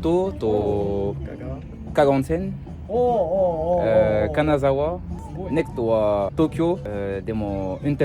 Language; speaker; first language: Japanese; non-native, learner; French